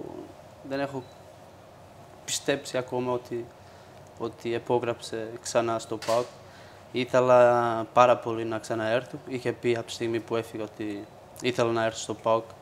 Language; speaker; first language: Greek; non-native, fluent; Portuguese